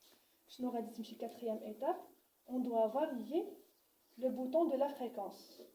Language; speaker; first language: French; non-native, local second language; Arabic